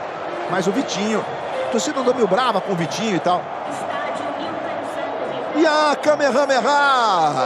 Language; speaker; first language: Portuguese; native; Portuguese